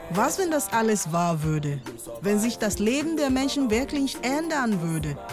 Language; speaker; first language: German; non-native, fluent; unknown